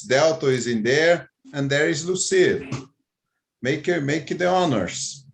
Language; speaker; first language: English; non-native, fluent; Portuguese